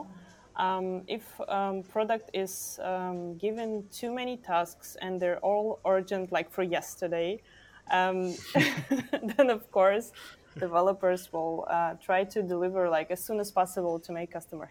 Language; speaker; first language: English; non-native, fluent; Ukrainian